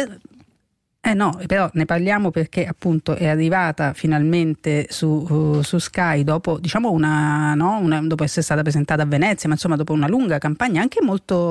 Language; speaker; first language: Italian; native; Italian